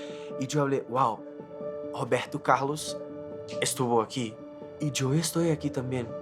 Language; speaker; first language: Spanish; non-native, fluent; Portuguese